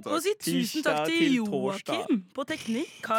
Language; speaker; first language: Norwegian; early bilingual, other home language; Somali